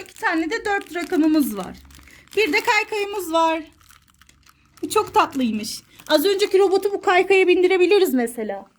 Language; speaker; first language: Turkish; native; Turkish